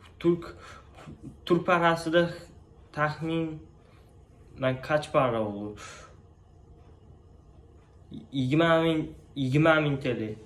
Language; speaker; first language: Turkish; non-native, learner; Uzbek